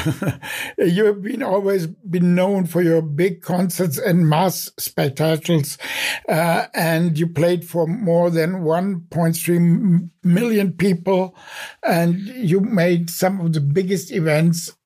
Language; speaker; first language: English; non-native, fluent; German